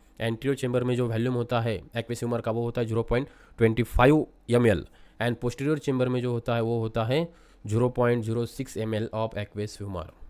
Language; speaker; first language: Hindi; non-native, local second language; Marathi